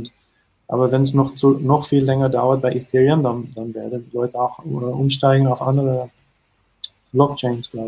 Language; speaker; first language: German; non-native, fluent; Dutch